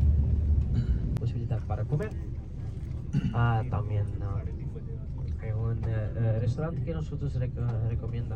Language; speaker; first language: Spanish; non-native, learner; Dutch